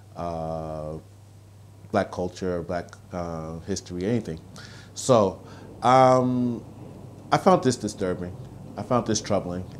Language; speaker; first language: English; native; English